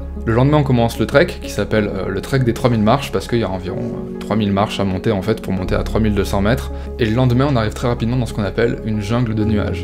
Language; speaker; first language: French; native; French